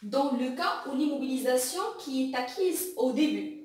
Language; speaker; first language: French; non-native, local second language; Arabic